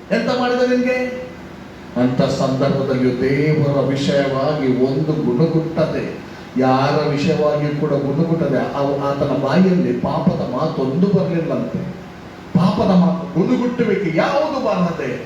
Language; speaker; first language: Kannada; non-native, local second language; Tulu